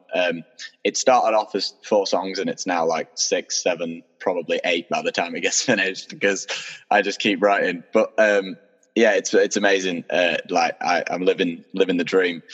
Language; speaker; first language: English; native; English